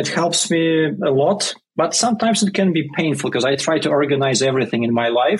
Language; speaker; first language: English; non-native, fluent; Russian